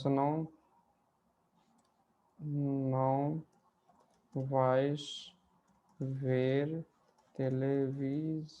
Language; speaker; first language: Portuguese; non-native, fluent; Hindi